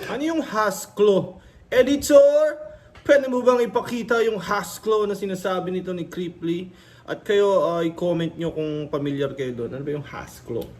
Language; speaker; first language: Filipino; native; Filipino